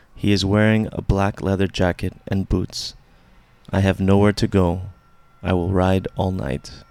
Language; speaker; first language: French; early bilingual, other home language; English